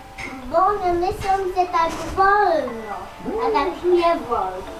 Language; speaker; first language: Polish; native; Polish